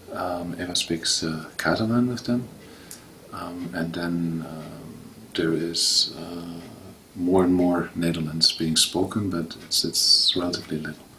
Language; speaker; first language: English; non-native, fluent; German